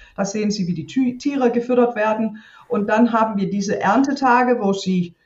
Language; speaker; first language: German; non-native, fluent; Danish